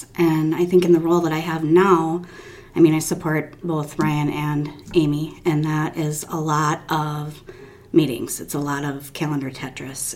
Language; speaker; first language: English; native; English